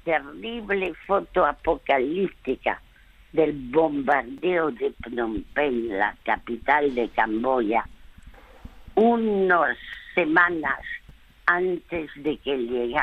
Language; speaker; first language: Spanish; early bilingual, other home language; French